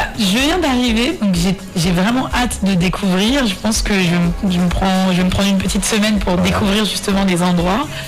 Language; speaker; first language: French; non-native, local second language; Mandingo